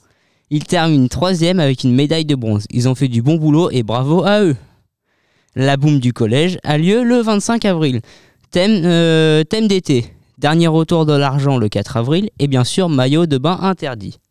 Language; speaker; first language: French; native; French